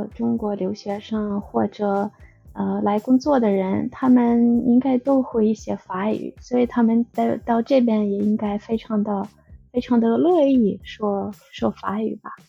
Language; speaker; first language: Chinese; non-native, fluent; Russian